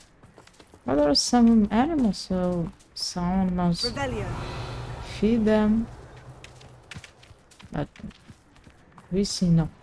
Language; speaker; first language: English; non-native, learner; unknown